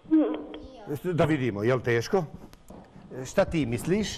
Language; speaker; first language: Bosnian; native; Bosnian